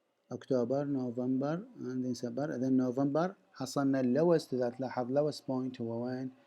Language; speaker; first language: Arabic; native; Arabic